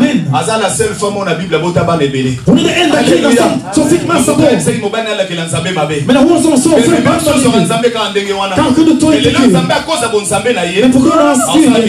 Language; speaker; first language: Swedish; non-native, fluent; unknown